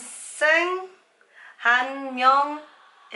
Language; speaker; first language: Korean; non-native, learner; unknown